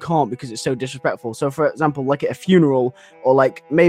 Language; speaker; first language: English; native; English